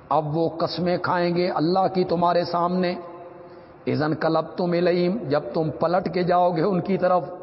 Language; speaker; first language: Urdu; non-native, local second language; Punjabi